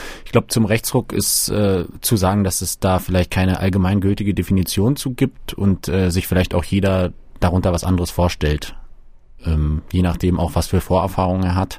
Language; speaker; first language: German; native; German